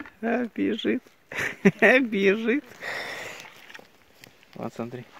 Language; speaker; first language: Russian; native; Russian